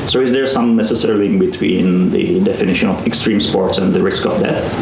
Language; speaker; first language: English; non-native, fluent; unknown